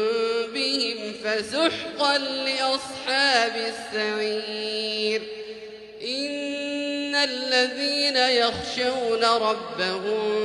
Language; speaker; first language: Arabic; native; Arabic